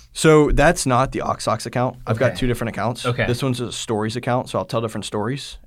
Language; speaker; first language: English; native; English